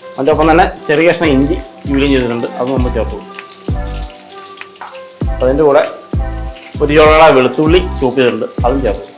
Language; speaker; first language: Malayalam; native; Malayalam